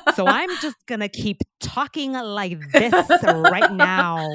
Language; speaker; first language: English; non-native, fluent; Chinese